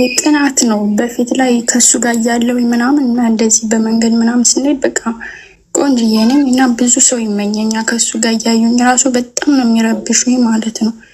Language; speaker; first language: Amharic; native; Amharic